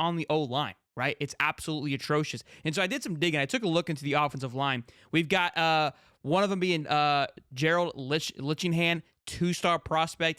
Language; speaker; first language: English; native; English